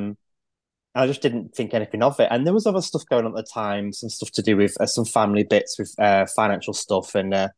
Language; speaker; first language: English; native; English